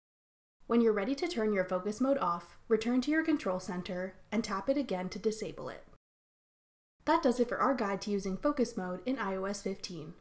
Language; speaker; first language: English; native; English